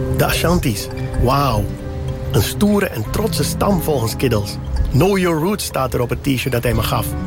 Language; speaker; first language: Dutch; native; Dutch